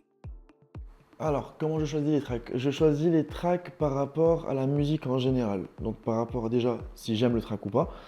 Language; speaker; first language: French; non-native, local second language; Arabic